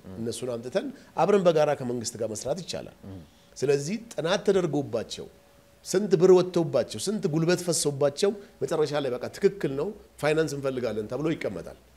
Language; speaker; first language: Amharic; non-native, local second language; Oromo